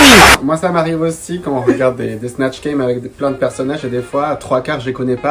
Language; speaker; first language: French; non-native, fluent; Spanish